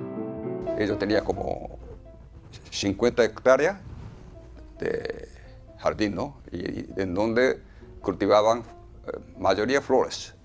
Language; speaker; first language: Spanish; non-native, fluent; Japanese